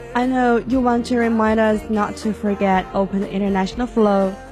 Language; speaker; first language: English; non-native, learner; Chinese